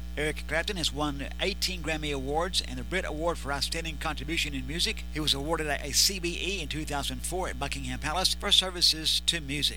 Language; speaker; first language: English; native; English